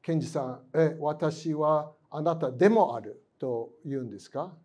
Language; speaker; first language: Japanese; non-native, fluent; English